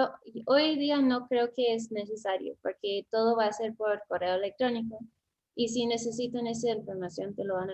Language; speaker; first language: Spanish; non-native, fluent; English